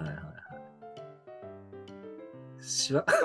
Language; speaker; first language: Japanese; native; Japanese